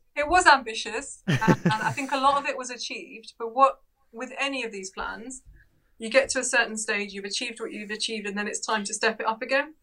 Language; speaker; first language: English; native; English